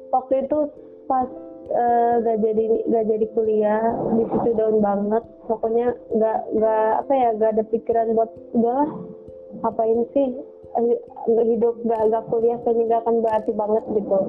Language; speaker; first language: Indonesian; native; Indonesian